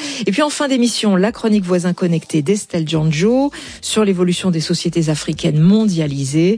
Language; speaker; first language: French; native; French